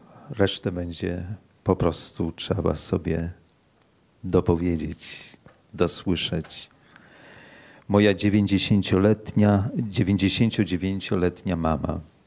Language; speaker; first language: Polish; native; Polish